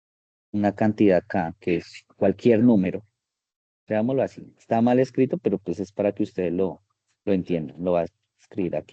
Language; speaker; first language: Spanish; native; Spanish